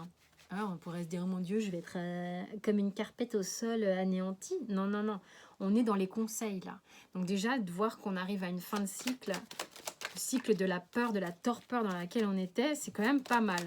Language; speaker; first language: French; native; French